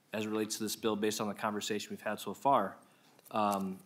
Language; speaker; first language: English; native; English